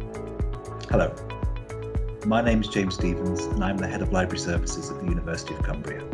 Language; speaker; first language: English; native; English